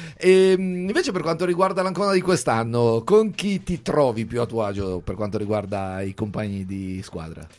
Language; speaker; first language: Italian; native; Italian